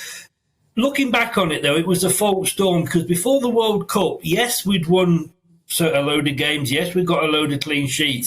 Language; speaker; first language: English; native; English